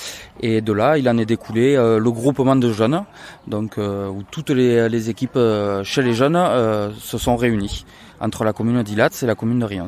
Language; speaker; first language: French; native; French